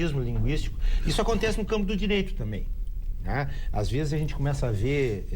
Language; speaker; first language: Portuguese; native; Portuguese